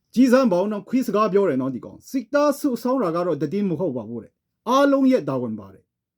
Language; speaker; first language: Burmese; non-native, local second language; Kachin